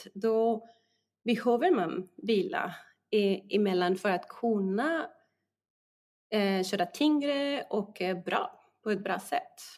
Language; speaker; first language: Swedish; non-native, fluent; Spanish